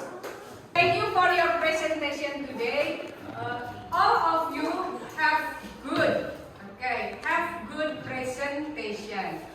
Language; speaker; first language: English; non-native, fluent; Indonesian